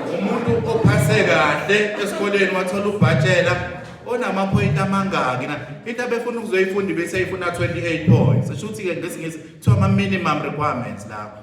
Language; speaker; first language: Zulu; native; Zulu